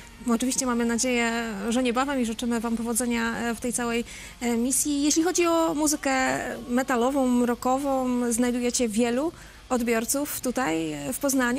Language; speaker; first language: Polish; native; Polish